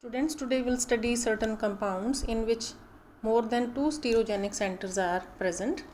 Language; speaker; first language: English; non-native, local second language; Punjabi